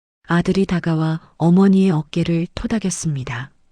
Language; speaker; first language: Korean; native; Korean